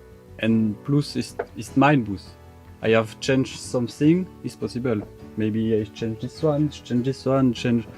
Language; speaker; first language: English; non-native, learner; French